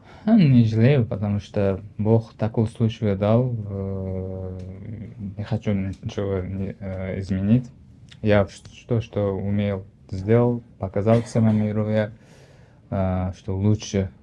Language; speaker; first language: Russian; non-native, learner; Uzbek